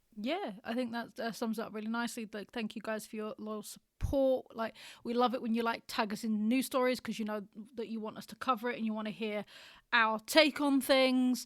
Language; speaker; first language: English; native; English